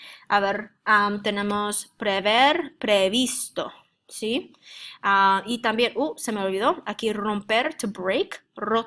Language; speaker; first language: Spanish; non-native, fluent; English